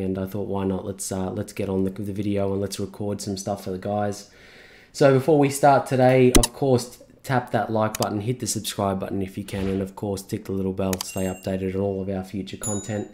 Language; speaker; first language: English; native; English